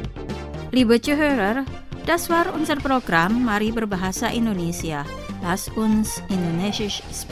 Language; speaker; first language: German; non-native, fluent; Indonesian